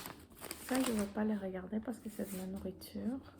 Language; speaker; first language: French; non-native, fluent; Spanish